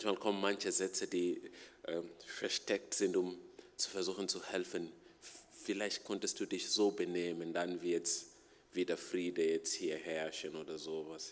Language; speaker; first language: German; non-native, fluent; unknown